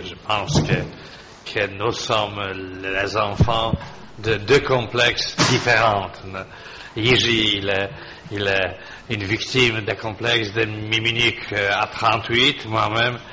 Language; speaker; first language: French; non-native, fluent; Polish